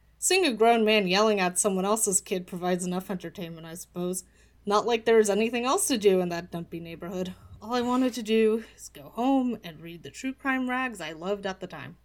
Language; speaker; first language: English; early bilingual, other home language; Polish